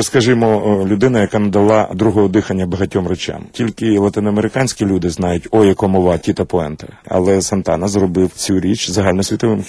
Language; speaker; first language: Ukrainian; native; Ukrainian